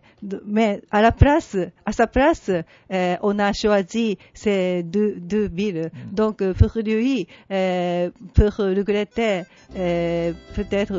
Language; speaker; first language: French; non-native, fluent; Japanese